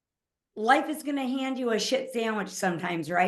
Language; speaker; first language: English; native; English